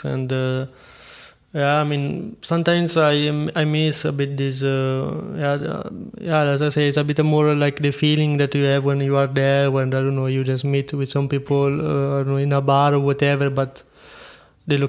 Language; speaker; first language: English; non-native, fluent; Italian